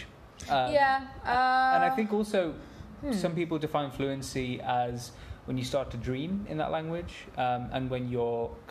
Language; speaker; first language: English; native; English